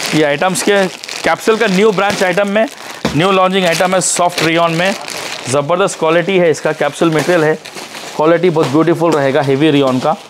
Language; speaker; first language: Hindi; non-native, local second language; Urdu